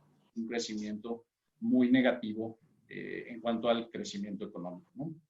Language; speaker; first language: Spanish; native; Spanish